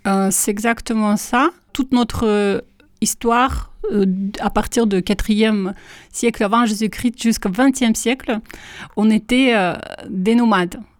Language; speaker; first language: French; non-native, fluent; Russian